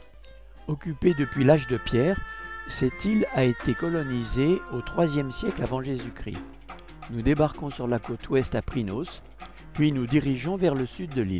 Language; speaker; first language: French; native; French